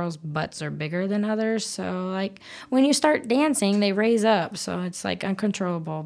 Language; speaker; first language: English; native; English